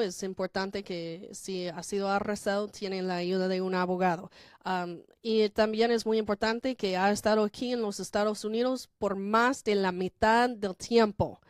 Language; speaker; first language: Spanish; non-native, fluent; English